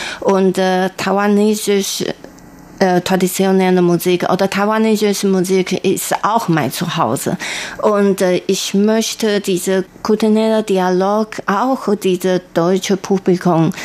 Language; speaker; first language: German; non-native, learner; Chinese